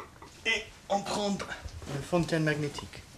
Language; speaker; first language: French; non-native, learner; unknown